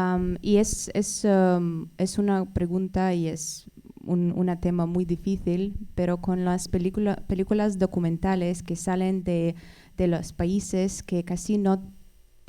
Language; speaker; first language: Spanish; non-native, fluent; Russian